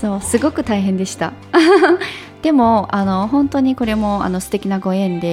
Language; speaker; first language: Japanese; non-native, fluent; Chinese